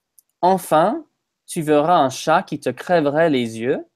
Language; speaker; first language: French; non-native, fluent; English